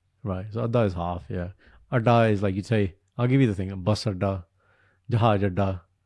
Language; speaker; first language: English; early bilingual, other home language; Punjabi